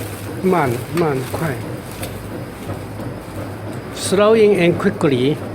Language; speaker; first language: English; non-native, learner; Chinese